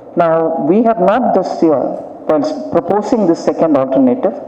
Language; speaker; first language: English; non-native, local second language; Tamil